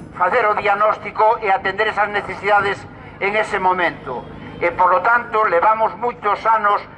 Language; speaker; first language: Galician; non-native, local second language; Spanish